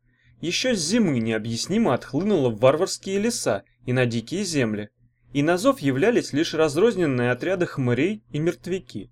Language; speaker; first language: Russian; native; Russian